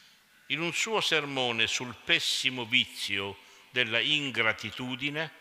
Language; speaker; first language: Italian; native; Italian